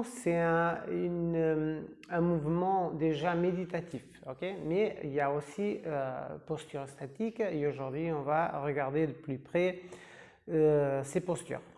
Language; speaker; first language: French; non-native, fluent; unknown